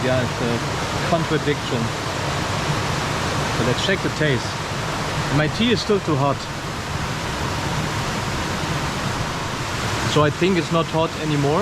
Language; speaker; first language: English; non-native, fluent; German